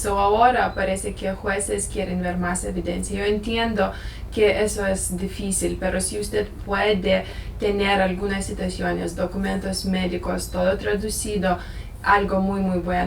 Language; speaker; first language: Spanish; non-native, learner; Lithuanian